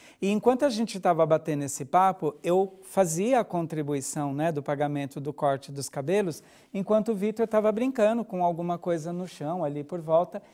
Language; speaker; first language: Portuguese; native; Portuguese